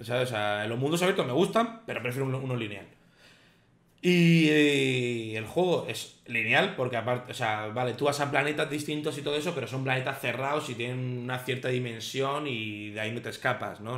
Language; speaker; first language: Spanish; native; Spanish